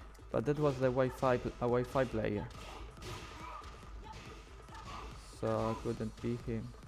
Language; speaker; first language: English; non-native, fluent; Italian